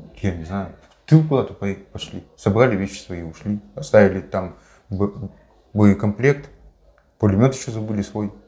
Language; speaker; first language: Russian; native; Russian